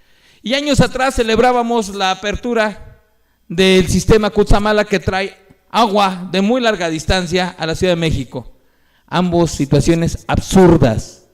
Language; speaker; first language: Spanish; native; Spanish